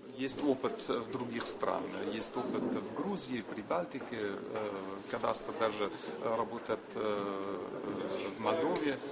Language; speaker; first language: Russian; non-native, fluent; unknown